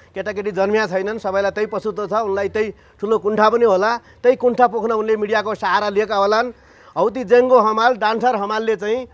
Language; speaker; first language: Nepali; native; Nepali